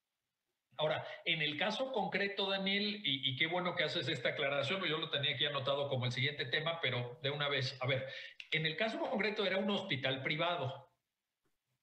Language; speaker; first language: Spanish; native; Spanish